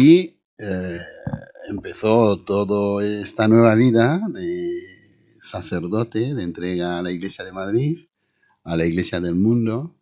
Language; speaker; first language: Spanish; non-native, fluent; Haitian Creole